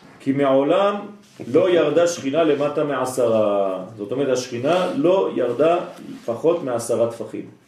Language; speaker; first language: Hebrew; non-native, fluent; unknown